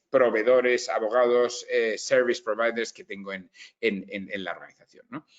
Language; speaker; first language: Spanish; native; Spanish